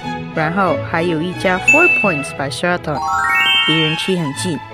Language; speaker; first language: Chinese; non-native, learner; Indonesian